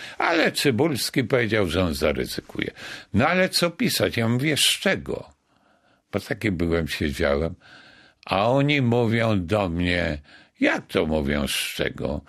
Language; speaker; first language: Polish; native; Polish